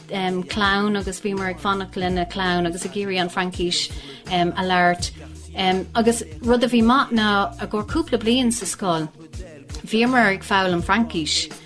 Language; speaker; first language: Irish; non-native, local second language; English